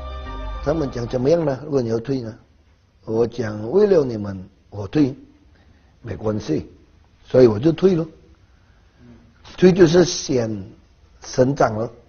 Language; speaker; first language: Chinese; non-native, learner; Hakka Chinese